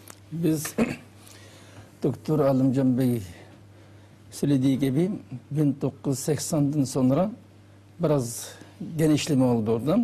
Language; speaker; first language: Turkish; non-native, learner; Uyghur